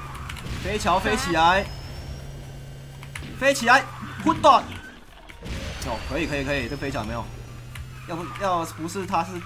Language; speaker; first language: Chinese; native; Chinese